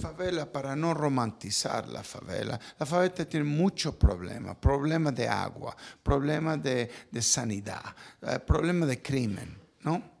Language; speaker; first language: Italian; non-native, learner; Spanish